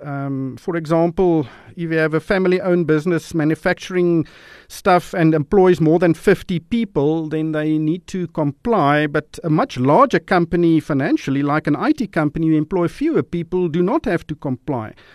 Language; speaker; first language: English; non-native, local second language; Afrikaans